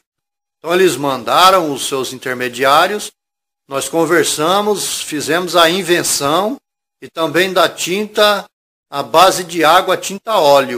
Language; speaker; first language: Portuguese; native; Portuguese